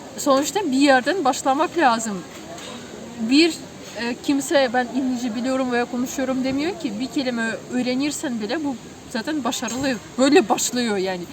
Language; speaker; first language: Turkish; non-native, fluent; Ukrainian